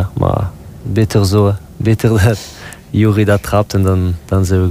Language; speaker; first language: Dutch; non-native, local second language; French